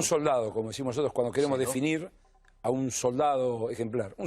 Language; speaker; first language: Spanish; native; Spanish